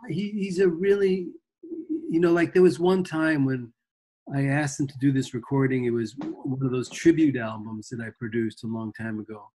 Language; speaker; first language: English; native; English